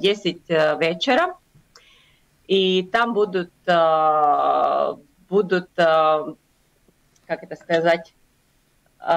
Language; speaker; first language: Russian; non-native, local second language; Latvian